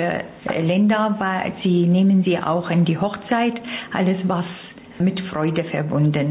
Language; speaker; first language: German; non-native, fluent; Arabic